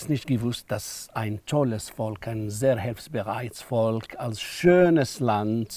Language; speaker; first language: German; non-native, learner; Arabic